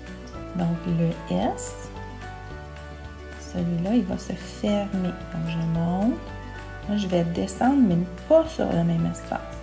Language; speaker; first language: French; native; French